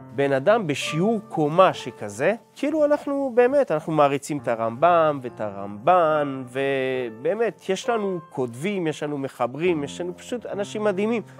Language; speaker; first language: Hebrew; early bilingual, other home language; French